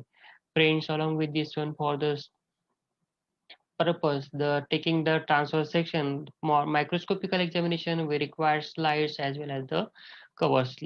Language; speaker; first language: English; non-native, local second language; Marathi